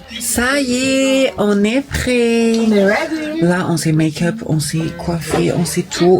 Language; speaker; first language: French; native; French